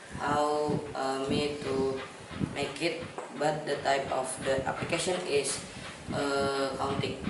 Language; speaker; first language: English; non-native, learner; Indonesian